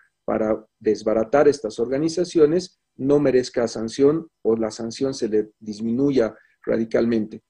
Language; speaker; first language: Spanish; native; Spanish